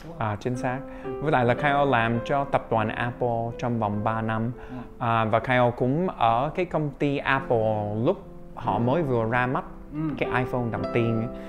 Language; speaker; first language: Vietnamese; non-native, fluent; English